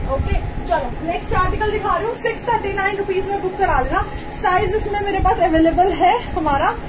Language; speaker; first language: Hindi; native; Hindi